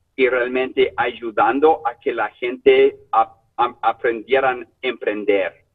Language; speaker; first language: Spanish; non-native, fluent; English